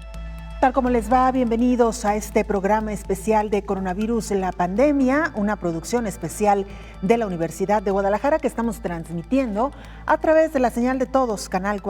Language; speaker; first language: Spanish; native; Spanish